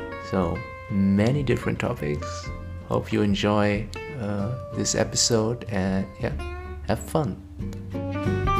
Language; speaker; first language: English; non-native, fluent; German